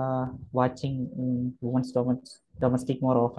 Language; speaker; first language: English; non-native, local second language; Malayalam